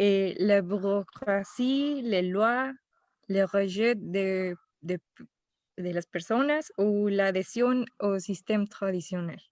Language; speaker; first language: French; non-native, learner; Spanish